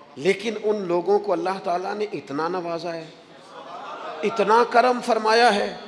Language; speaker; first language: Urdu; non-native, local second language; Punjabi